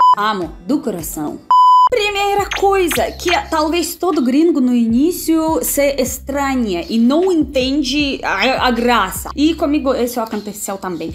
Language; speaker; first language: Portuguese; non-native, fluent; Russian